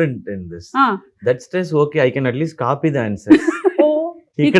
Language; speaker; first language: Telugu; non-native, learner; Tamil